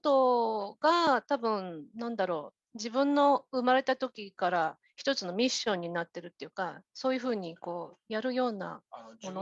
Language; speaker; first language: Japanese; native; Japanese